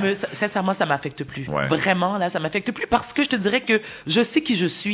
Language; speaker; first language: French; native; French